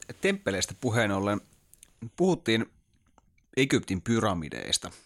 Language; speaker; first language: Finnish; native; Finnish